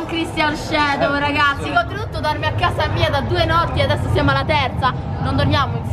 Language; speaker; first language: Italian; native; Italian